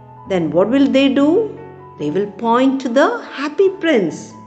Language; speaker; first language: English; non-native, local second language; Malayalam